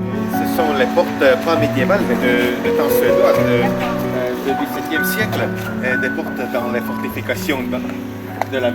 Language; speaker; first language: French; non-native, fluent; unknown